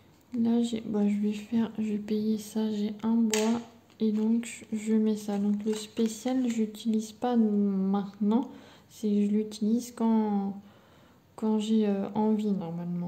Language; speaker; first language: French; native; French